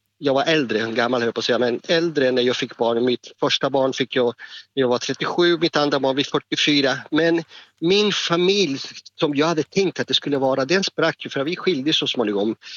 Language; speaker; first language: Swedish; non-native, fluent; Spanish